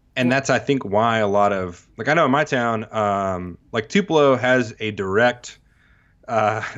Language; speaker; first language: English; native; English